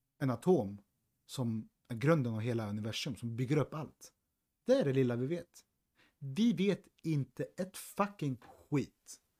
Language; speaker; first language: Swedish; native; Swedish